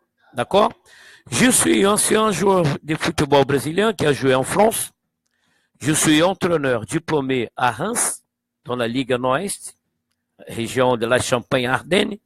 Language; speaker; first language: French; non-native, fluent; Portuguese